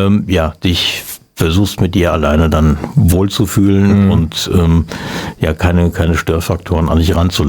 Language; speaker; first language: German; native; German